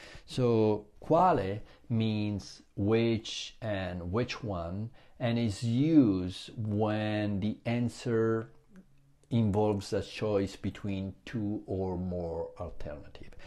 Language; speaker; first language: English; non-native, fluent; Italian